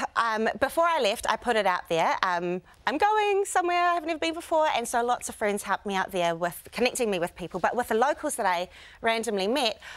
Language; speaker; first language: English; native; English